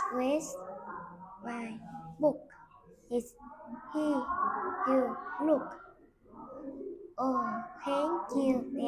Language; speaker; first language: English; non-native, learner; Vietnamese